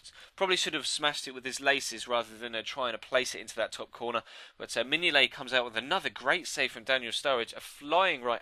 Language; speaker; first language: English; native; English